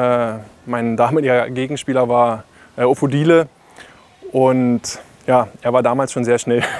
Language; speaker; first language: German; native; German